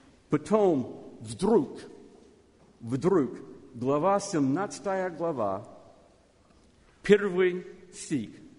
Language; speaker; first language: Russian; non-native, learner; English